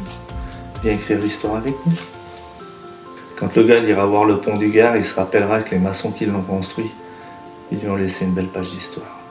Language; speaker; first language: French; native; French